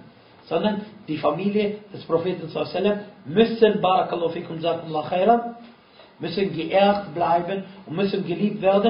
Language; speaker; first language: German; non-native, fluent; Arabic